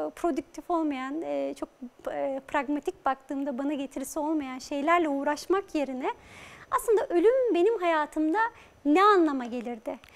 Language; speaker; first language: Turkish; native; Turkish